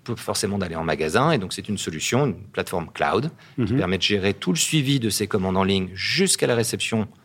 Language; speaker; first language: French; native; French